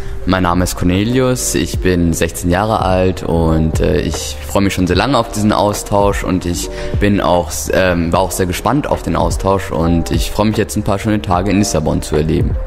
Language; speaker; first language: German; native; German